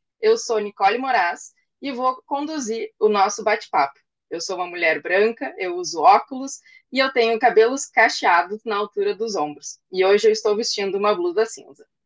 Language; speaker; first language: Portuguese; native; Portuguese